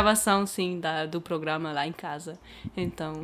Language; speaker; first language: Portuguese; early bilingual, heritage; German